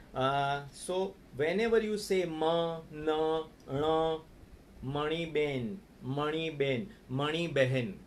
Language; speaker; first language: Hindi; non-native, local second language; Gujarati